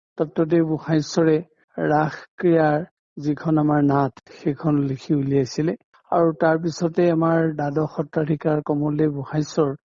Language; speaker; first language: Assamese; native; Assamese